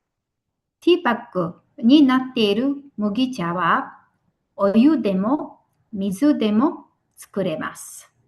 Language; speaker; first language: Japanese; non-native, fluent; Mongolian